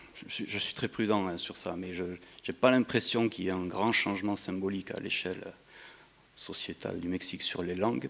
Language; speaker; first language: French; native; French